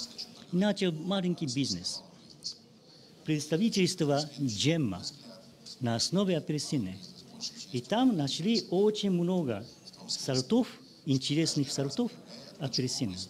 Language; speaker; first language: Russian; non-native, learner; Japanese